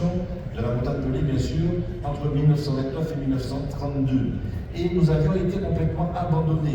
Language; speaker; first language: French; native; French